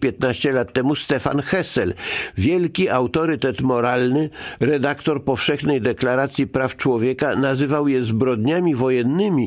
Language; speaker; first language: Polish; native; Polish